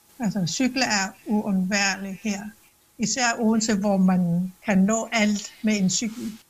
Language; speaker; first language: Danish; non-native, local second language; Kalaallisut